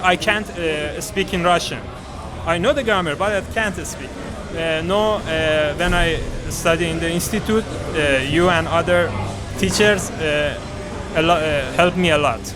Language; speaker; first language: English; non-native, learner; Persian